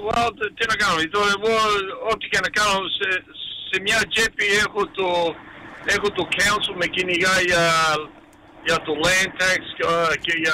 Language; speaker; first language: Greek; early bilingual, heritage; Greek